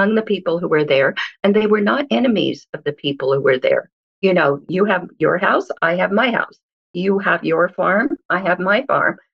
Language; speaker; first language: English; early bilingual, other home language; Hebrew